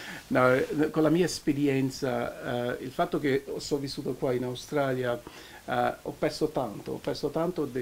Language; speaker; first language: Italian; early bilingual, heritage; Italian